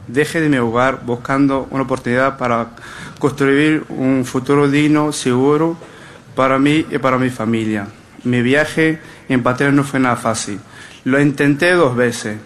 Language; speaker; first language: Spanish; non-native, fluent; Arabic